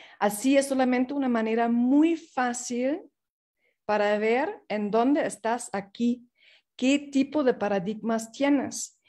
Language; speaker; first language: Spanish; non-native, fluent; English